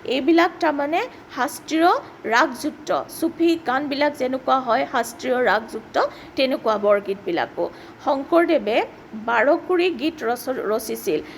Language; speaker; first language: Assamese; native; Assamese